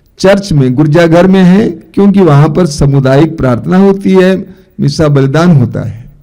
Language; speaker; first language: Hindi; non-native, local second language; Malayalam